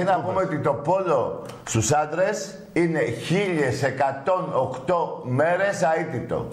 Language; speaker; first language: Greek; native; Greek